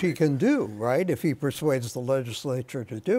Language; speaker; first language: English; native; English